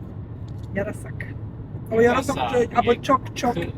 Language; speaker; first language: Turkish; non-native, learner; Bosnian